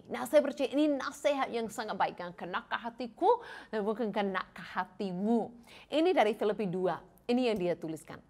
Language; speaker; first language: Indonesian; non-native, fluent; English